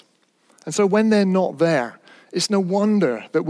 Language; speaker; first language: English; native; English